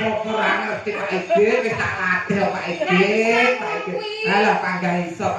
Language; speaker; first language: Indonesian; non-native, local second language; Javanese